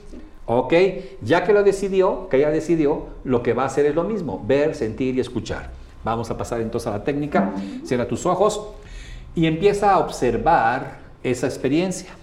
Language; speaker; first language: Spanish; native; Spanish